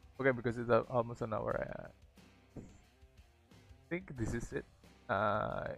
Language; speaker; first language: English; non-native, learner; Indonesian